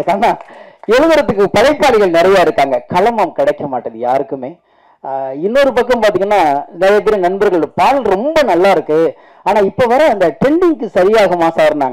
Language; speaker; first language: Tamil; native; Tamil